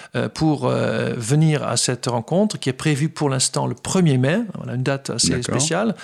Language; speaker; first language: French; non-native, fluent; Dutch